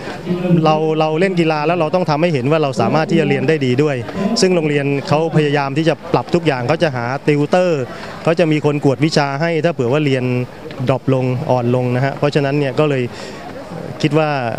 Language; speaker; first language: Thai; native; Thai